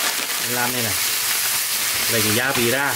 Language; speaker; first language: Vietnamese; native; Vietnamese